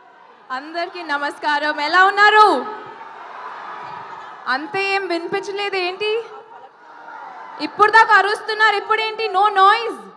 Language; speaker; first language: Telugu; non-native, fluent; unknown